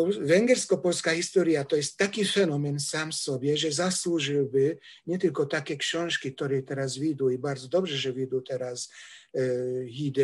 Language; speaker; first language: Polish; non-native, fluent; Hungarian